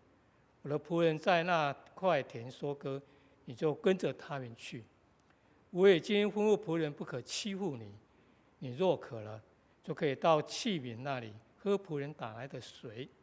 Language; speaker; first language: Chinese; native; Chinese